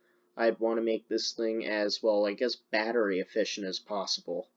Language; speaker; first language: English; native; English